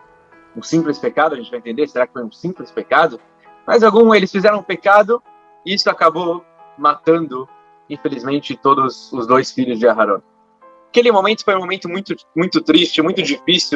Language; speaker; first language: Portuguese; native; Portuguese